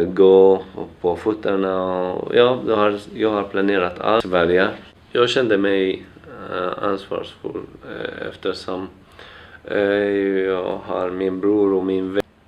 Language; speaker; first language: Swedish; non-native, fluent; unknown